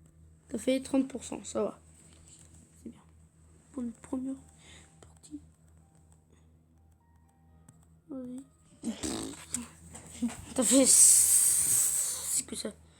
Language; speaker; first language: French; native; French